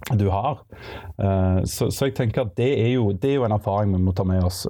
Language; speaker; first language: Norwegian; native; Norwegian